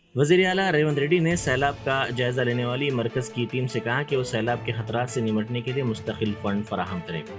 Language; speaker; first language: Hindi; non-native, local second language; Urdu